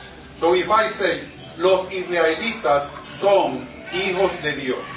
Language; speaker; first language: Spanish; non-native, fluent; English